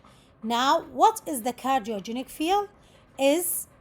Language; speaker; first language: English; non-native, local second language; Arabic